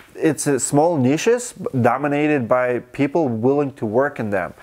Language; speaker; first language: English; non-native, fluent; Russian